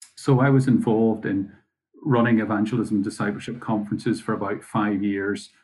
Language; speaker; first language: English; native; English